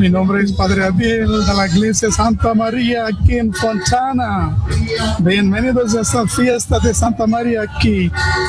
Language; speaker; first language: Spanish; non-native, learner; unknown